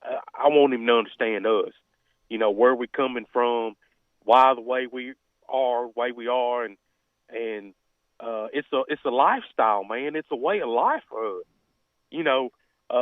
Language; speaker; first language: English; native; English